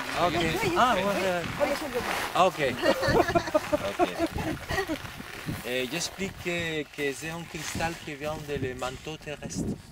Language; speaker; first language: French; non-native, learner; Spanish